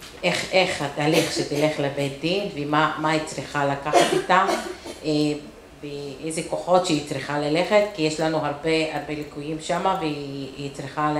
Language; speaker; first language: Hebrew; non-native, local second language; Arabic